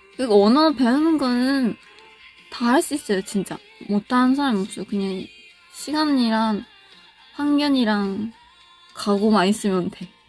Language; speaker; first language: Korean; non-native, fluent; Japanese